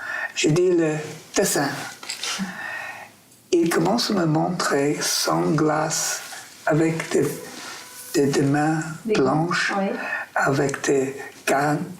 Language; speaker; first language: French; non-native, fluent; English